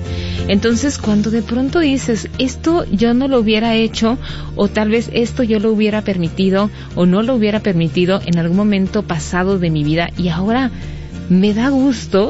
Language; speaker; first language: Spanish; native; Spanish